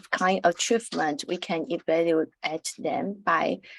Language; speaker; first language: English; non-native, learner; Chinese